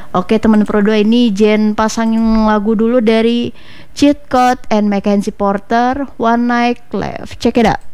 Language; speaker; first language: Indonesian; native; Indonesian